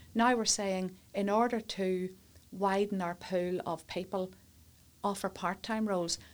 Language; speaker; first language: English; native; English